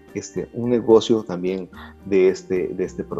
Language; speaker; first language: Spanish; native; Spanish